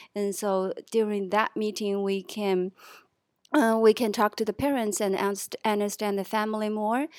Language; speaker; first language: English; non-native, fluent; Chinese